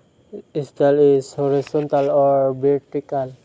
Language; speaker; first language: English; non-native, learner; Filipino